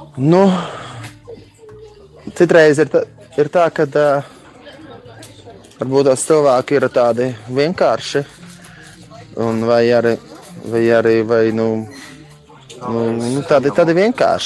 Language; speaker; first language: Latvian; native; Latvian